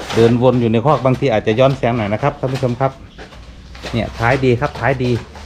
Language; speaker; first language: Thai; native; Thai